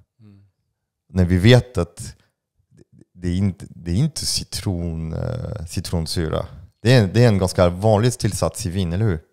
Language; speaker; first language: Swedish; non-native, fluent; French